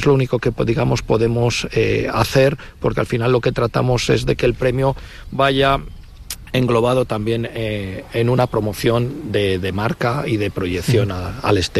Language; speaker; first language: Spanish; native; Spanish